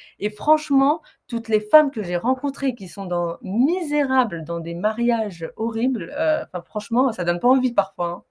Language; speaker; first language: French; early bilingual, other home language; Arabic